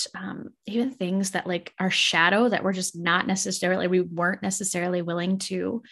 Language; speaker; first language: English; native; English